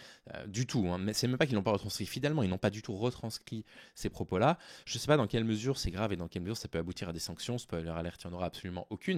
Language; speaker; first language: French; native; French